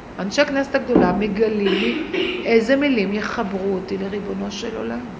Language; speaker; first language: Hebrew; native; Hebrew